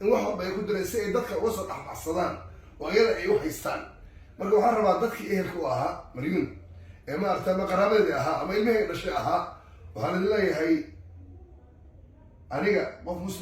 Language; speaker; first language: Somali; native; Somali